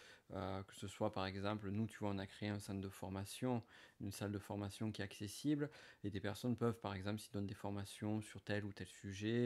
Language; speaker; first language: French; native; French